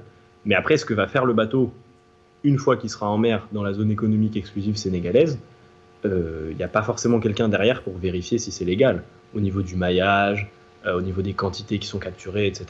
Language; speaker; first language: French; native; French